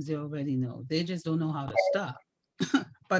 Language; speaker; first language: English; native; English